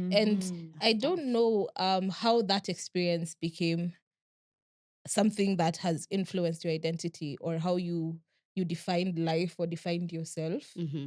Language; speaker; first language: English; non-native, local second language; Swahili